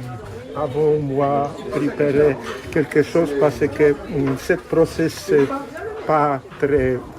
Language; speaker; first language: French; non-native, learner; Polish